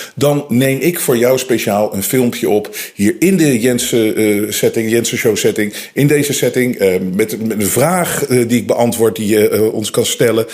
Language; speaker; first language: Dutch; native; Dutch